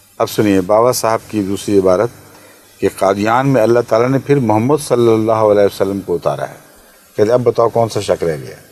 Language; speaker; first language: Urdu; non-native, local second language; Punjabi